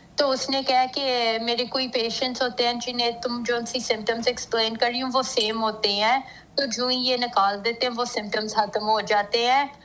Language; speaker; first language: Urdu; early bilingual, heritage; Urdu